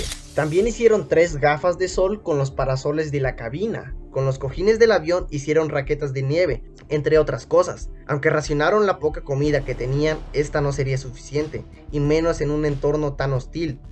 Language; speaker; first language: Spanish; native; Spanish